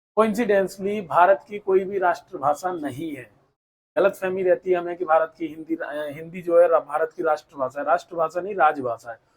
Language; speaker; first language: Hindi; native; Hindi